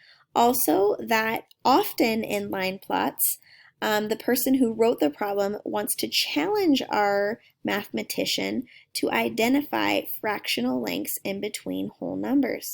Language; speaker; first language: English; native; English